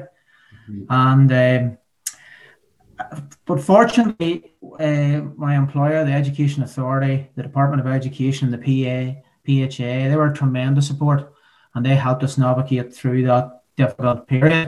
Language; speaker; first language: English; native; English